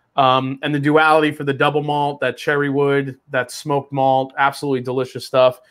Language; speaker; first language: English; native; English